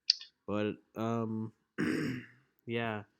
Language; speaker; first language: English; native; English